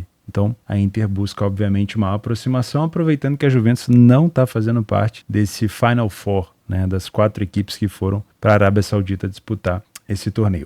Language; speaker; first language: Portuguese; native; Portuguese